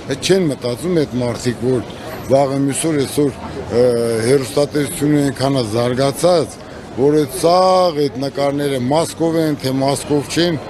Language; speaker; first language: Armenian; native; Armenian